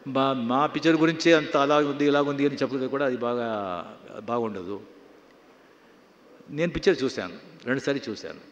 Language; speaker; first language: Telugu; non-native, local second language; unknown